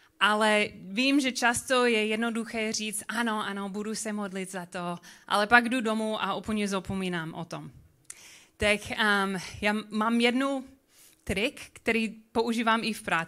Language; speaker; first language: Czech; non-native, learner; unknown